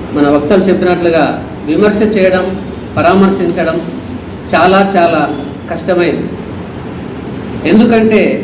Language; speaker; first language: Telugu; native; Telugu